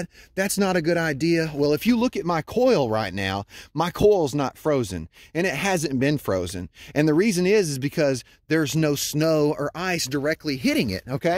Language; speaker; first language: English; native; English